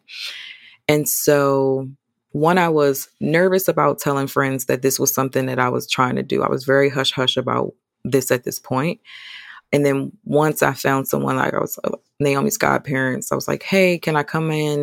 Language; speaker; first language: English; native; English